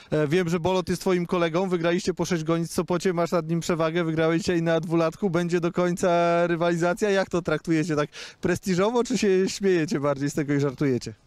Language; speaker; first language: Polish; native; Polish